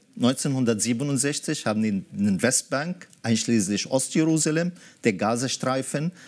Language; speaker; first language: German; early bilingual, other home language; Arabic